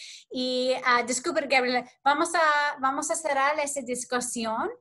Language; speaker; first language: Spanish; non-native, fluent; English